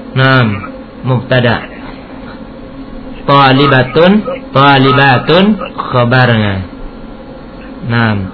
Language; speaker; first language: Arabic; non-native, fluent; Indonesian